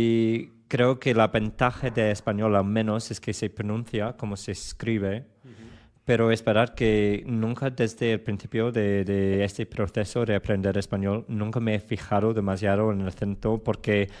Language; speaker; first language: Spanish; non-native, fluent; English